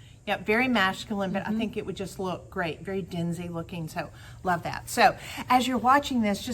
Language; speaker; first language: English; native; English